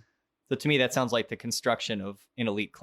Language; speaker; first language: English; native; English